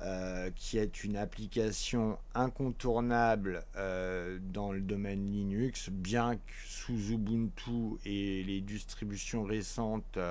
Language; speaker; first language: French; native; French